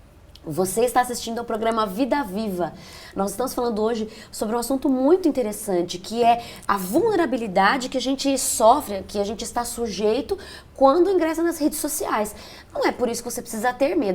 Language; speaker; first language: Portuguese; native; Portuguese